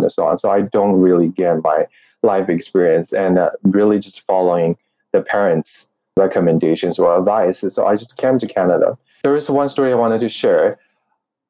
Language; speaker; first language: English; non-native, fluent; Chinese